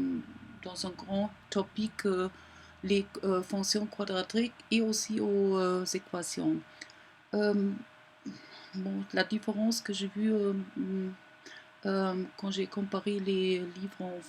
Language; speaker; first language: French; non-native, fluent; German